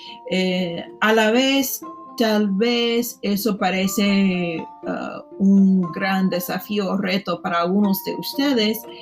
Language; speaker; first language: Spanish; non-native, fluent; English